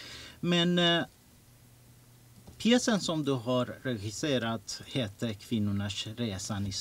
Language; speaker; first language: Swedish; non-native, learner; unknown